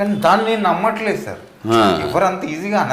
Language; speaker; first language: Telugu; native; Telugu